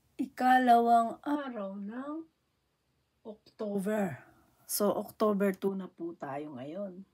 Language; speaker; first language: Filipino; native; Filipino